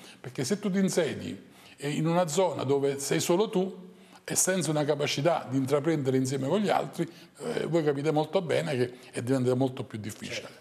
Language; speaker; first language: Italian; native; Italian